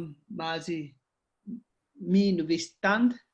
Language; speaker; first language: Persian; non-native, learner; Urdu